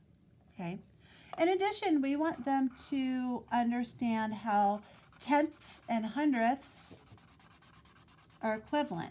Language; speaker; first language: English; native; English